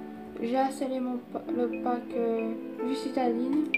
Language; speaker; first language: French; native; French